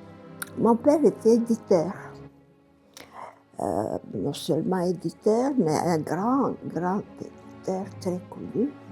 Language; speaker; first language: French; non-native, fluent; Bulgarian